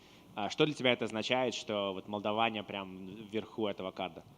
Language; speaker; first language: Russian; native; Russian